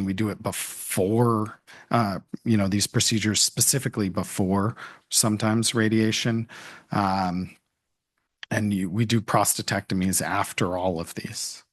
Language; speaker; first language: English; native; English